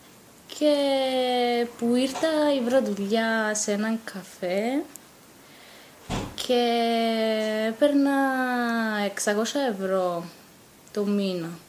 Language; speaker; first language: Greek; non-native, fluent; Bulgarian